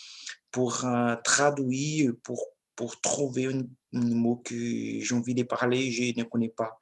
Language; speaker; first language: French; non-native, learner; Portuguese